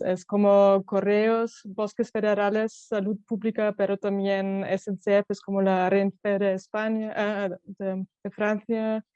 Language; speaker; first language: Spanish; non-native, fluent; French